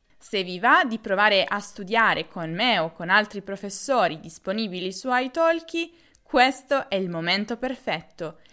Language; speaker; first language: Italian; native; Italian